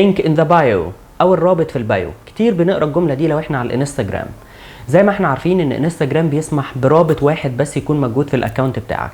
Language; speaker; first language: Arabic; native; Arabic